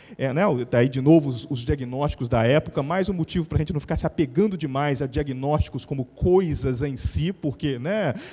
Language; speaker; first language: Portuguese; native; Portuguese